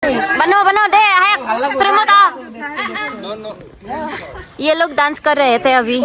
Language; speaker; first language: Hindi; non-native, local second language; Assamese